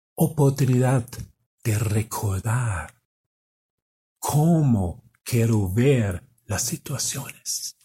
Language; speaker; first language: Spanish; non-native, fluent; German